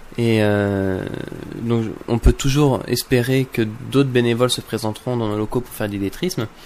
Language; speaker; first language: French; native; French